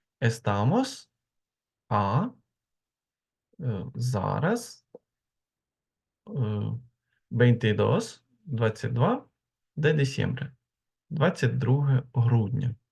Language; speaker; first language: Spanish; non-native, learner; Ukrainian